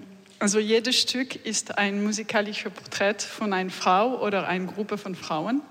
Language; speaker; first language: German; non-native, learner; French